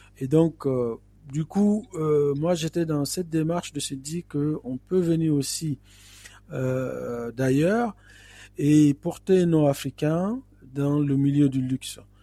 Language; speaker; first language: French; non-native, local second language; Fula